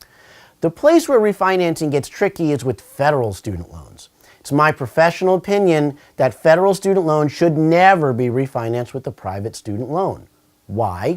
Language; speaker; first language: English; native; English